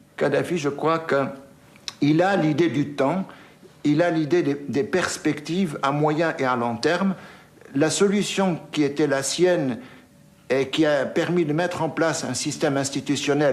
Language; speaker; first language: French; native; French